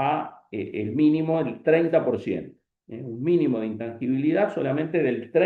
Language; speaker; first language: Spanish; native; Spanish